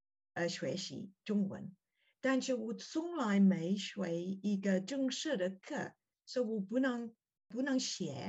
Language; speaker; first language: Chinese; non-native, learner; English